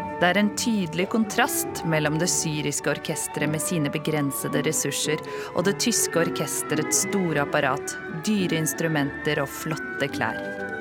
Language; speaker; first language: Norwegian; native; Norwegian